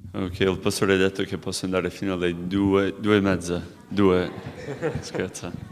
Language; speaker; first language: Italian; non-native, fluent; English